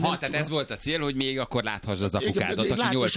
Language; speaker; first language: Hungarian; native; Hungarian